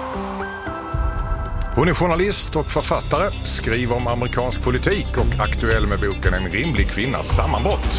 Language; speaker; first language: Swedish; native; Swedish